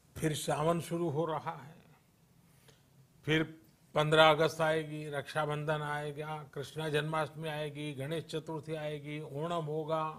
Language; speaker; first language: Hindi; non-native, local second language; Gujarati